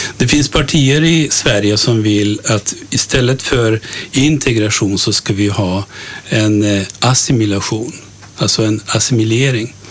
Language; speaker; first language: Swedish; early bilingual, other home language; Turkish